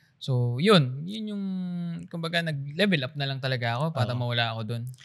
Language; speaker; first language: Filipino; native; Filipino